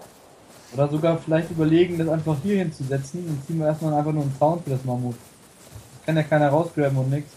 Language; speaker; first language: German; native; German